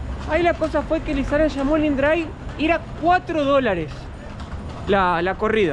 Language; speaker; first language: Spanish; native; Spanish